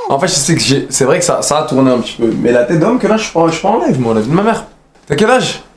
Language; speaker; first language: French; early bilingual, other home language; Arabic